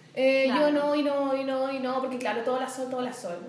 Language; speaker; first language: Spanish; native; Spanish